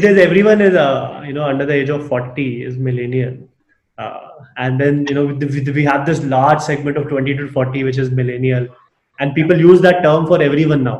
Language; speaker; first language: English; non-native, local second language; Hindi